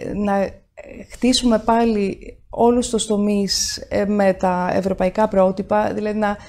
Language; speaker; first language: Greek; early bilingual, heritage; Swedish